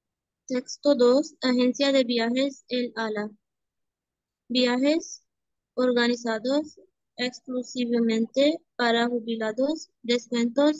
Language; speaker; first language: Spanish; non-native, learner; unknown